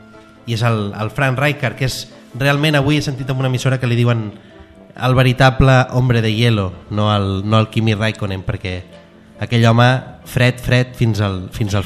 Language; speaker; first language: Catalan; native; Catalan